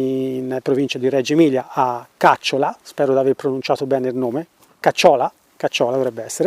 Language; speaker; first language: Italian; native; Italian